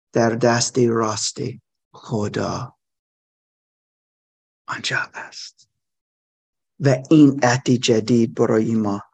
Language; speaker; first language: Persian; non-native, learner; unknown